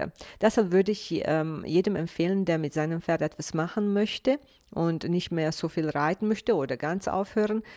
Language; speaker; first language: German; non-native, fluent; Bosnian